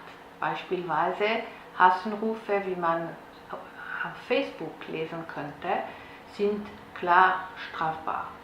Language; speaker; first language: German; non-native, local second language; French